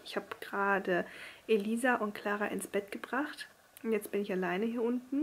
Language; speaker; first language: German; native; German